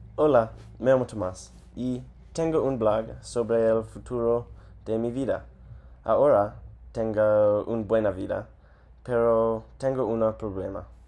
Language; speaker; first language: Spanish; non-native, learner; English